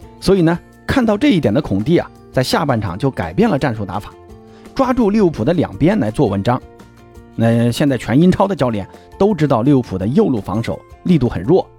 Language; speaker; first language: Chinese; native; Chinese